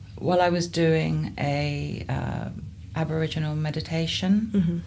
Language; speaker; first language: English; native; English